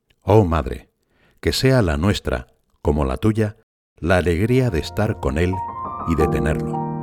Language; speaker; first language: Spanish; native; Spanish